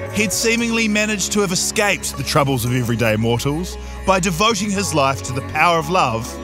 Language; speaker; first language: English; native; English